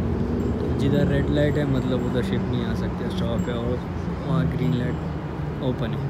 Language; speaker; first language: Urdu; native; Urdu